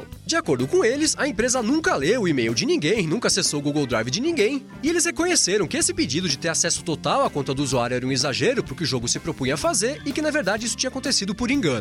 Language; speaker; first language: Portuguese; native; Portuguese